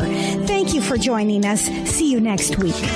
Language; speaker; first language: English; native; English